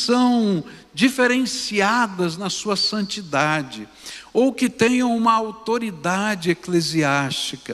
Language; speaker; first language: Portuguese; native; Portuguese